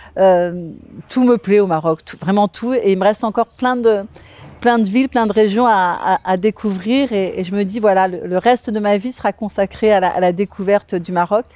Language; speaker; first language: French; native; French